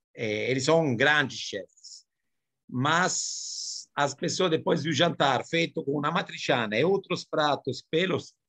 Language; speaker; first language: Portuguese; non-native, fluent; Italian